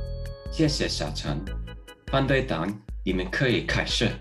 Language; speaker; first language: Chinese; non-native, learner; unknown